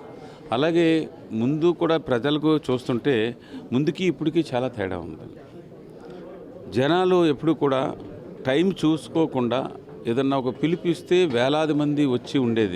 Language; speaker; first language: Telugu; native; Telugu